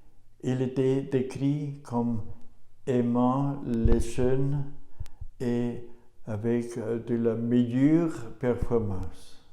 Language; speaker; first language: French; non-native, learner; German